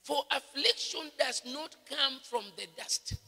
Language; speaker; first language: English; non-native, local second language; Swahili